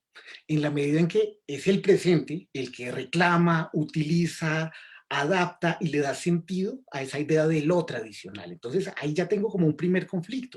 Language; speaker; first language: Spanish; native; Spanish